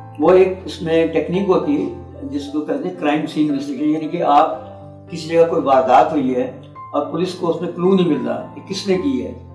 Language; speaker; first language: Urdu; native; Urdu